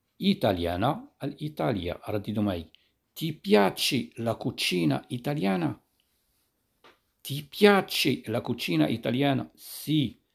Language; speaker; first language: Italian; non-native, fluent; Arabic